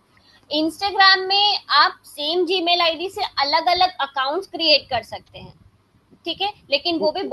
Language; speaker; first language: Hindi; native; Hindi